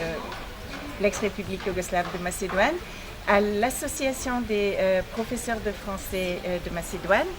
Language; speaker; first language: French; non-native, fluent; Bulgarian